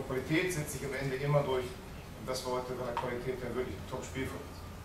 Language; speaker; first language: German; native; German